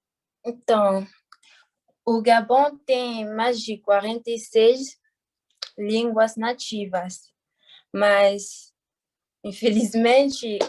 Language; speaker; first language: Portuguese; non-native, fluent; French